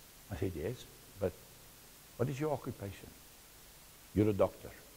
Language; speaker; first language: English; non-native, local second language; Afrikaans